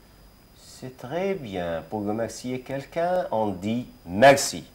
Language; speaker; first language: French; non-native, fluent; Arabic